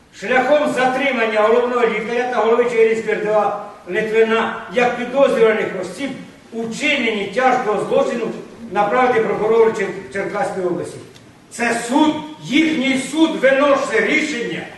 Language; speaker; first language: Ukrainian; native; Ukrainian